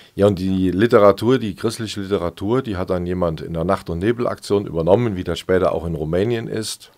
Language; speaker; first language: German; native; German